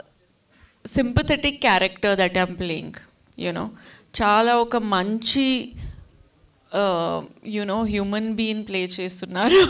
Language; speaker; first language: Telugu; non-native, learner; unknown